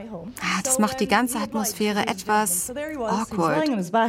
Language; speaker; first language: German; native; German